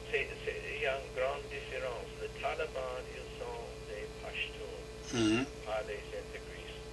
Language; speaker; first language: French; non-native, learner; English